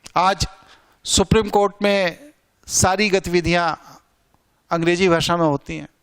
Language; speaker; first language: Hindi; native; Hindi